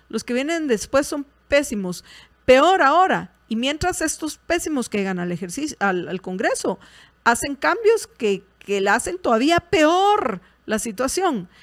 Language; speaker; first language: Spanish; native; Spanish